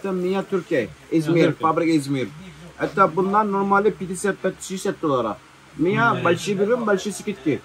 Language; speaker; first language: Russian; non-native, learner; Turkish